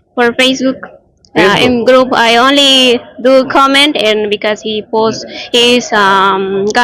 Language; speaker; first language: English; non-native, learner; Spanish